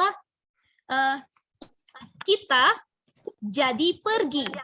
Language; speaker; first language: Indonesian; non-native, fluent; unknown